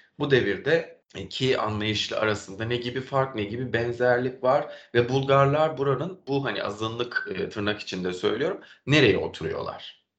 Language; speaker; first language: Turkish; native; Turkish